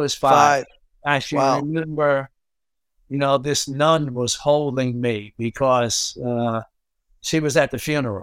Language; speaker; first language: English; native; English